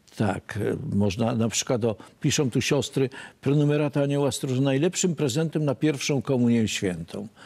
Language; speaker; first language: Polish; native; Polish